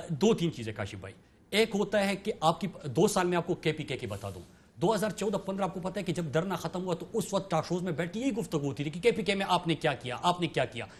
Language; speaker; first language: Urdu; non-native, local second language; Pashto